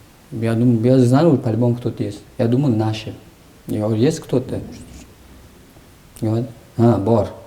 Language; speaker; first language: Russian; non-native, local second language; Uzbek